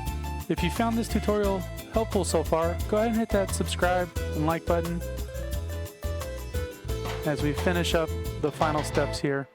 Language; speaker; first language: English; native; English